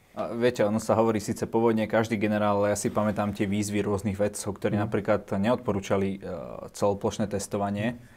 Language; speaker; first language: Slovak; native; Slovak